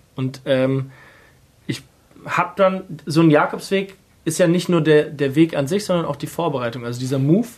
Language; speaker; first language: German; native; German